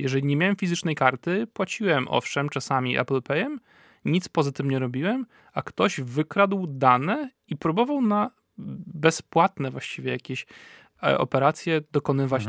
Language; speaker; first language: Polish; native; Polish